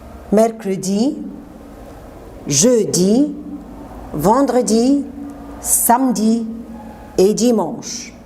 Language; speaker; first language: French; non-native, fluent; Arabic